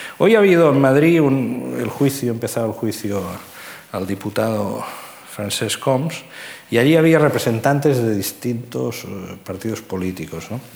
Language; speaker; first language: Spanish; non-native, local second language; Catalan